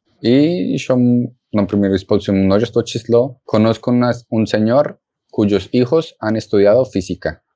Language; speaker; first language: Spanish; non-native, fluent; Russian